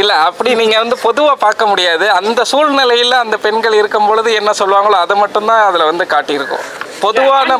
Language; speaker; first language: Tamil; native; Tamil